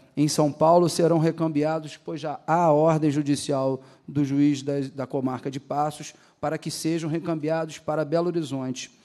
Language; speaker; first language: Portuguese; native; Portuguese